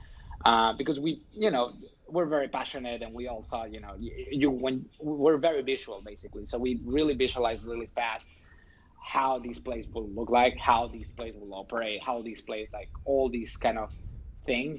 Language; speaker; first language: English; non-native, fluent; Spanish